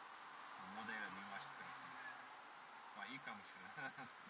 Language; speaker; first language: Japanese; non-native, learner; Russian